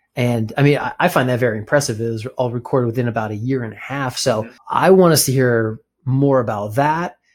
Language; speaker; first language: English; native; English